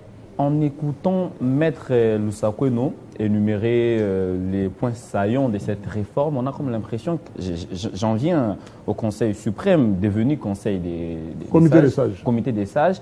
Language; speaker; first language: French; non-native, local second language; Lingala